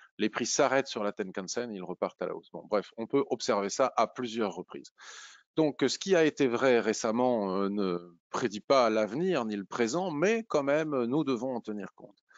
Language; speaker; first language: French; native; French